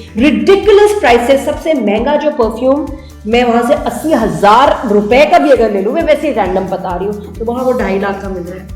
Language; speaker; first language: Urdu; native; Urdu